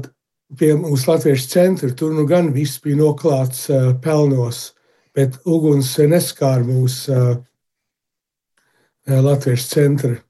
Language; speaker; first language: Latvian; early bilingual, heritage; Latvian